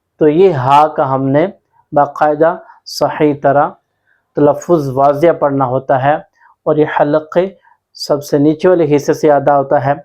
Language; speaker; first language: Urdu; non-native, local second language; Punjabi